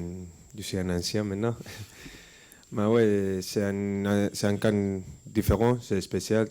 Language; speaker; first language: French; non-native, fluent; Spanish